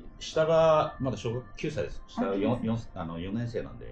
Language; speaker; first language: Japanese; native; Japanese